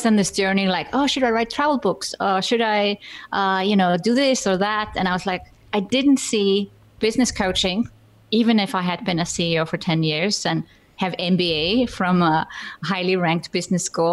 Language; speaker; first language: English; non-native, fluent; Icelandic